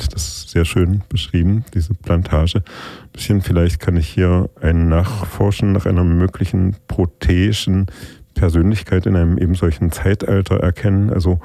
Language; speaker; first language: German; native; German